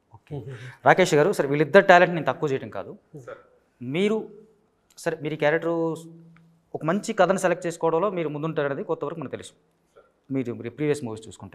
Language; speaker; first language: Telugu; native; Telugu